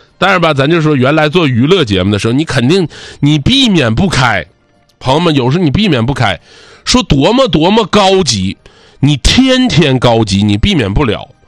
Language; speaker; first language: Chinese; native; Chinese